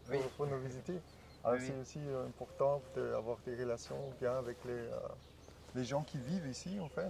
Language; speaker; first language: French; non-native, fluent; German